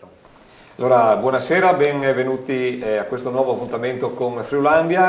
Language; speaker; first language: Italian; native; Italian